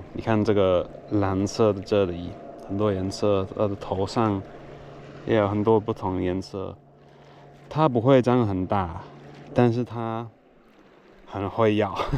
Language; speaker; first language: Chinese; non-native, fluent; English